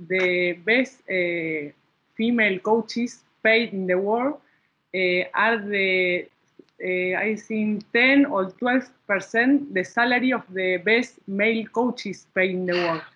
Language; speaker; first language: English; non-native, learner; Spanish